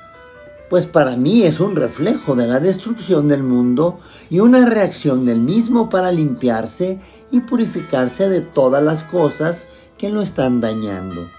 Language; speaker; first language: Spanish; native; Spanish